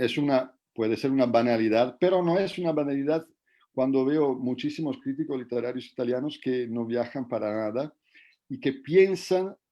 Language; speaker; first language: Spanish; non-native, fluent; Italian